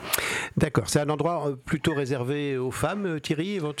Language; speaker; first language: French; native; French